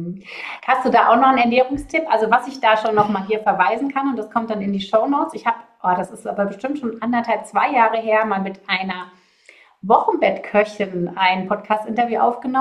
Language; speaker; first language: German; native; German